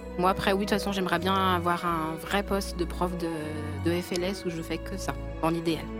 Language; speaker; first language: French; native; French